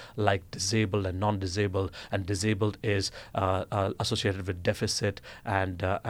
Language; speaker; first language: English; non-native, local second language; Gujarati